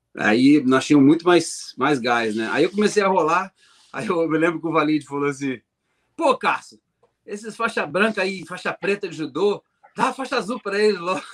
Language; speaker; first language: Portuguese; native; Portuguese